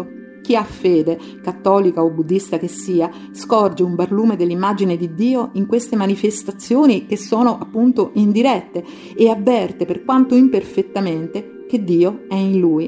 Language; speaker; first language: Italian; native; Italian